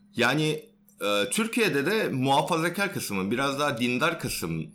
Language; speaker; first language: Turkish; non-native, fluent; Korean